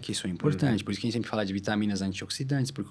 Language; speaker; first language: Portuguese; native; Portuguese